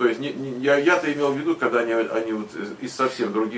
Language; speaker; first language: Russian; native; Russian